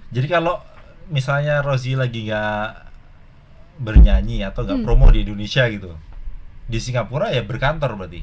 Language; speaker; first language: Indonesian; native; Indonesian